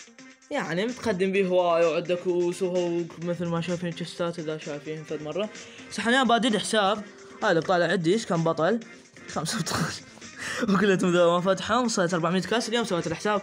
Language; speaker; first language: Arabic; native; Arabic